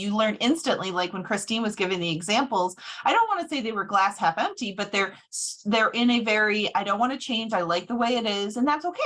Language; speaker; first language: English; native; English